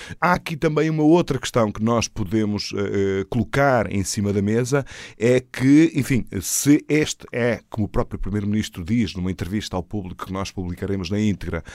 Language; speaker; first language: Portuguese; native; Portuguese